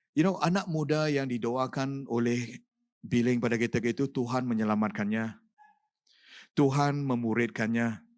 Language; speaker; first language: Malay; non-native, local second language; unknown